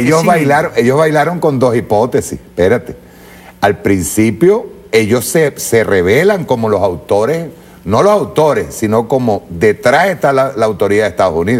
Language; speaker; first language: Spanish; native; Spanish